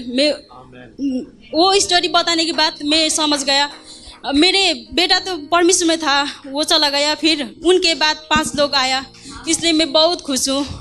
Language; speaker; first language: Hindi; non-native, fluent; Nepali